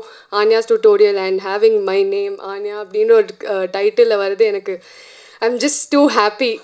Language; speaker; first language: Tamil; non-native, local second language; Telugu